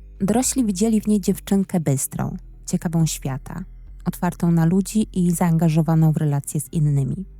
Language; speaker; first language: Polish; native; Polish